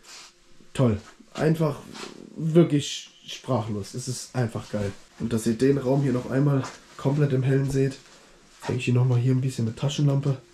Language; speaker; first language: German; native; German